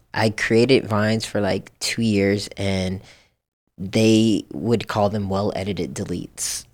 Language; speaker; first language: English; early bilingual, other home language; Japanese